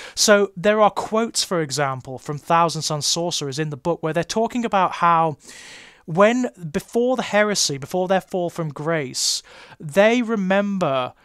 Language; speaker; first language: English; native; English